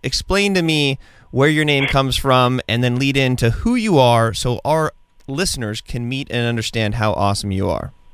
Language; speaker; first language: English; native; English